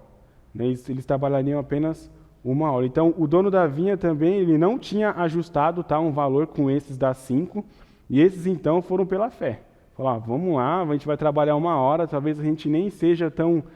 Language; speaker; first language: Portuguese; native; Portuguese